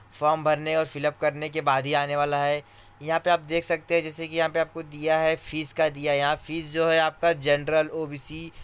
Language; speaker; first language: Hindi; native; Hindi